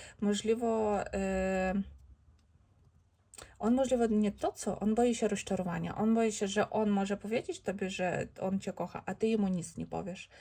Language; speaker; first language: Polish; non-native, learner; Ukrainian